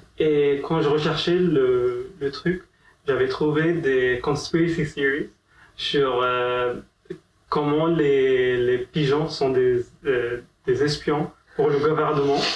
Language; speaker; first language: French; non-native, fluent; Arabic